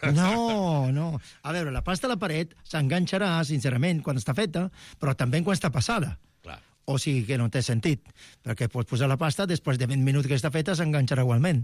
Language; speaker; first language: Catalan; non-native, fluent; Italian